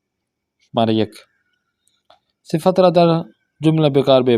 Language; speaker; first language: Persian; non-native, fluent; Urdu